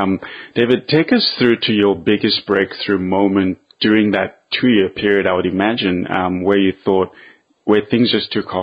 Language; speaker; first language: English; non-native, local second language; Bemba